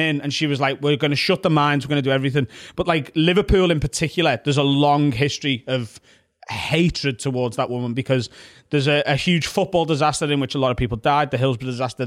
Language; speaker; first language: English; native; English